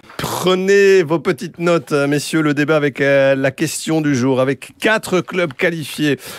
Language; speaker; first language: French; native; French